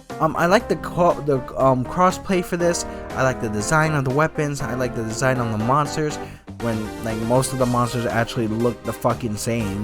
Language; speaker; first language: English; native; English